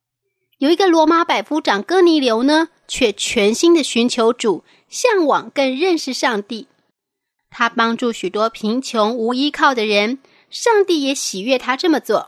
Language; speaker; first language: Chinese; native; Chinese